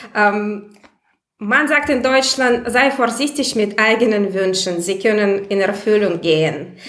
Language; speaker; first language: German; non-native, fluent; Russian